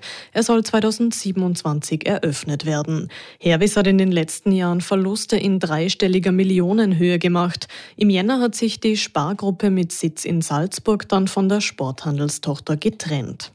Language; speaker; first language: German; native; German